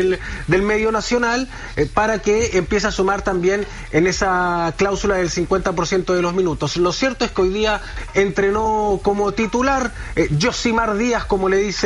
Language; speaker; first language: Spanish; native; Spanish